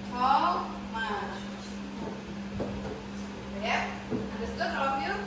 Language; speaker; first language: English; non-native, learner; Indonesian